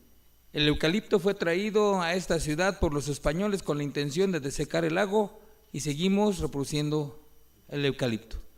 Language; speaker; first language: Spanish; native; Spanish